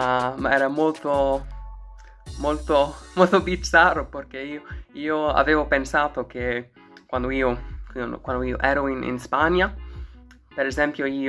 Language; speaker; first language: Italian; non-native, learner; English